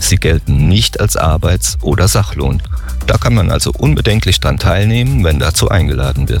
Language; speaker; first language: German; native; German